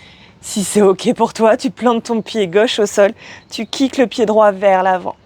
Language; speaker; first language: French; native; French